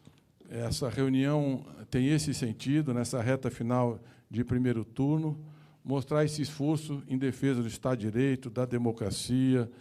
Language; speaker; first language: Portuguese; native; Portuguese